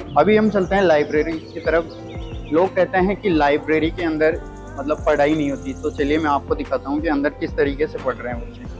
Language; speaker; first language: Hindi; native; Hindi